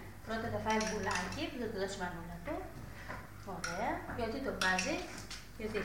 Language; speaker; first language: Greek; native; Greek